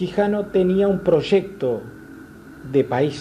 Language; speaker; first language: Spanish; native; Spanish